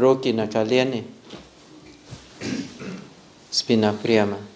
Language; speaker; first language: Russian; non-native, fluent; Thai